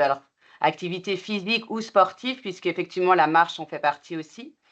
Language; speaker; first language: French; native; French